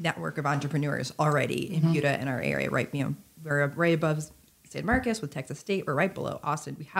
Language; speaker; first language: English; native; English